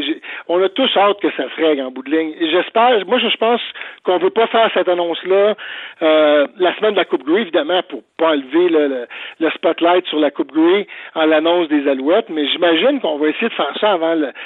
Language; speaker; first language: French; native; French